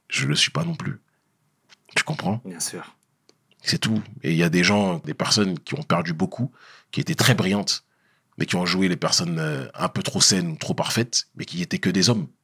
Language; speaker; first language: French; native; French